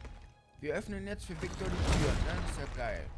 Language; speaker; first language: German; native; German